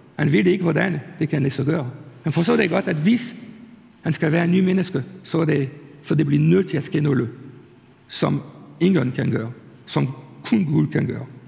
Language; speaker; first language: Danish; non-native, fluent; French